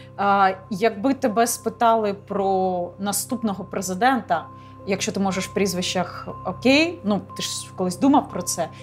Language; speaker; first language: Ukrainian; native; Ukrainian